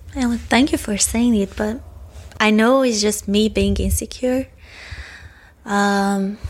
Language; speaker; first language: English; non-native, fluent; Hungarian